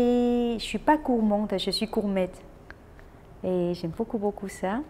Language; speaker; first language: French; non-native, fluent; Chinese